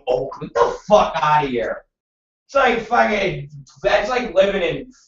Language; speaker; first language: English; native; English